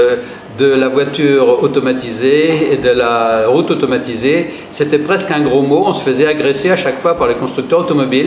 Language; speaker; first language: French; native; French